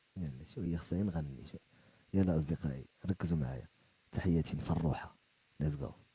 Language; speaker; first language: Arabic; native; Arabic